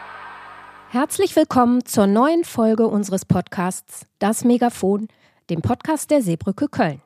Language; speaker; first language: German; native; German